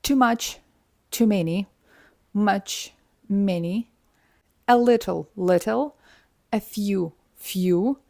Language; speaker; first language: English; non-native, fluent; Ukrainian